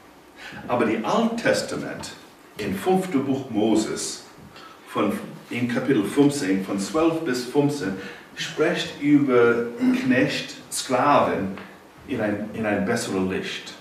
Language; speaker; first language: German; non-native, fluent; English